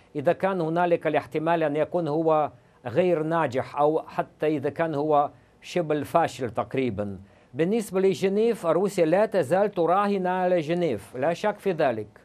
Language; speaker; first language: Arabic; non-native, fluent; Russian